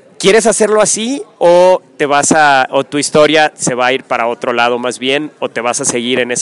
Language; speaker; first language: Spanish; native; Spanish